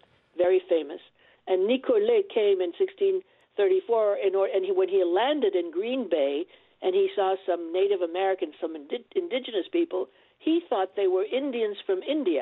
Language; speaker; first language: English; non-native, fluent; French